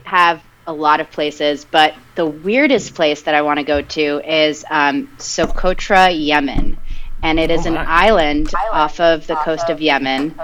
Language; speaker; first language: English; early bilingual, other home language; Spanish